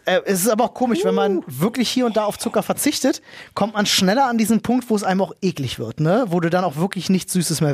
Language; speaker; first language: German; native; German